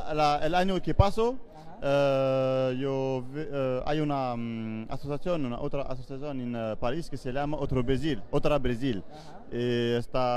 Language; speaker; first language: Portuguese; non-native, learner; French